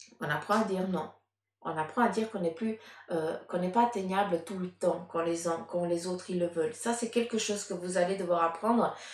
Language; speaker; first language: French; early bilingual, other home language; Portuguese